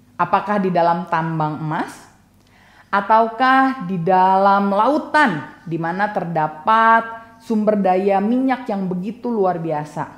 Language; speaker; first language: Indonesian; native; Indonesian